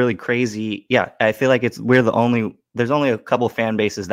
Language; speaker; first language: English; native; English